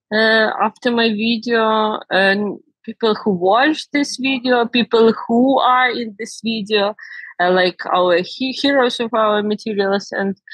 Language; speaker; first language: English; non-native, learner; Ukrainian